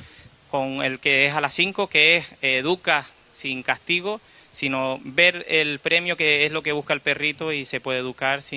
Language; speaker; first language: Spanish; native; Spanish